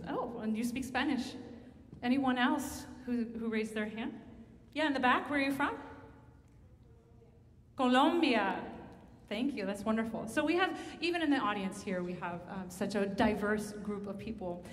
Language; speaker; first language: English; early bilingual, other home language; Spanish